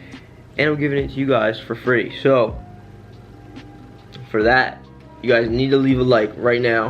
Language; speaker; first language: English; native; English